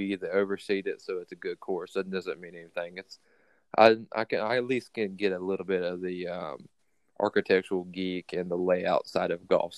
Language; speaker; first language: English; native; English